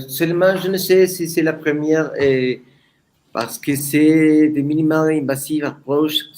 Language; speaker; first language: French; non-native, learner; Spanish